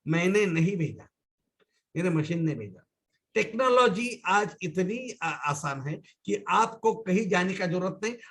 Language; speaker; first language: Hindi; non-native, local second language; Marathi